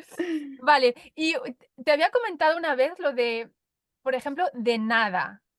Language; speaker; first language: Spanish; native; Spanish